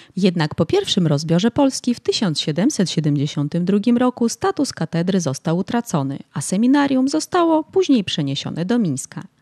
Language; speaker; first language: Polish; early bilingual, heritage; Polish